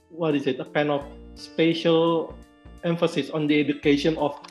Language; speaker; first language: English; non-native, fluent; Indonesian